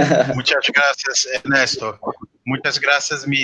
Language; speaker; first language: Spanish; non-native, learner; Portuguese